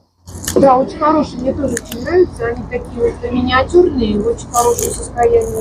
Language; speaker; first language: Russian; native; Russian